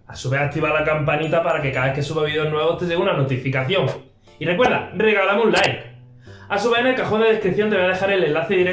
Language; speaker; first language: Spanish; native; Spanish